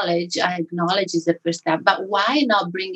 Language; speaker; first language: English; non-native, fluent; Italian